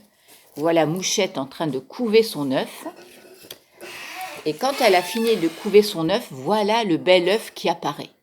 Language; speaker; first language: French; native; French